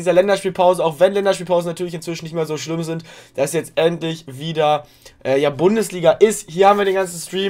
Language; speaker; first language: German; native; German